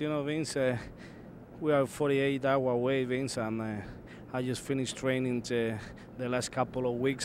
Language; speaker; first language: English; non-native, fluent; Spanish